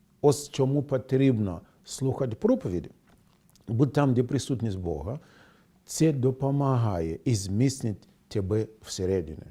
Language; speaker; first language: Ukrainian; non-native, fluent; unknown